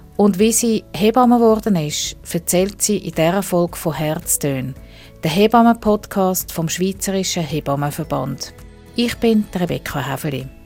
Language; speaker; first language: German; native; German